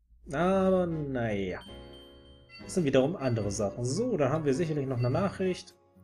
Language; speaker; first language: German; native; German